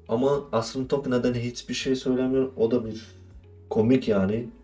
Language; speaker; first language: Turkish; non-native, fluent; Azerbaijani